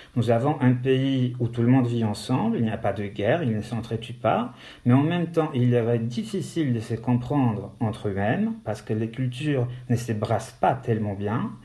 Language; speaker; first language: French; non-native, fluent; Polish